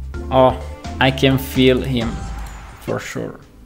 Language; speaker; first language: English; non-native, fluent; Italian